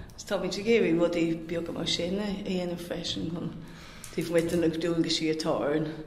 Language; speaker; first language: Irish; non-native, local second language; English